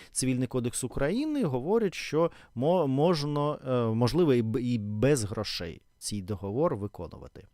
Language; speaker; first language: Ukrainian; non-native, learner; Russian